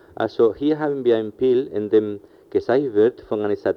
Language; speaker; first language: German; non-native, fluent; Spanish